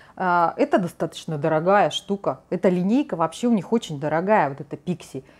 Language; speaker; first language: Russian; native; Russian